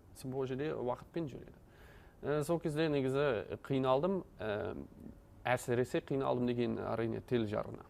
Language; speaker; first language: Kazakh; non-native, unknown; Dutch